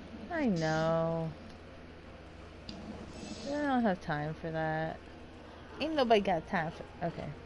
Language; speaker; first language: English; native; English